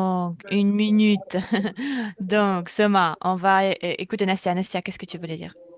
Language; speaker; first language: French; non-native, fluent; Russian